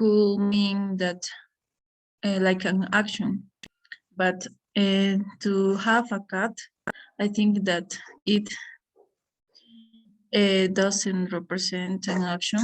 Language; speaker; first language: English; non-native, learner; Spanish